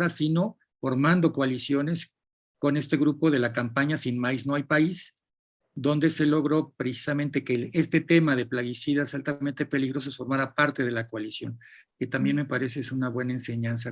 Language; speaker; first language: Spanish; native; Spanish